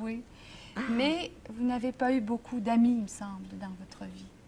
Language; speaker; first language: French; native; French